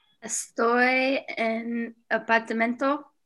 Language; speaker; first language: Spanish; non-native, learner; English